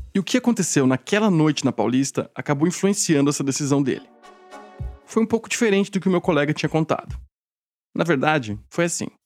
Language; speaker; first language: Portuguese; native; Portuguese